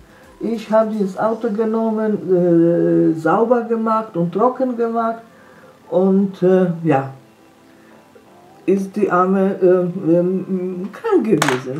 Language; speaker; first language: German; non-native, fluent; Polish